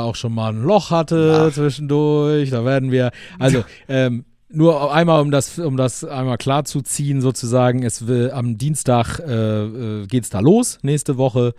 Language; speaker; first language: German; native; German